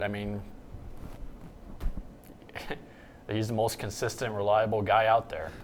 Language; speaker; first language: English; native; English